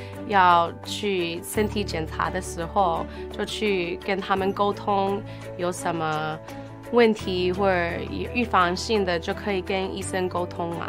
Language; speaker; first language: Chinese; early bilingual, heritage; English